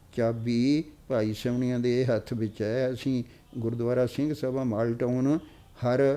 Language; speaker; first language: Punjabi; native; Punjabi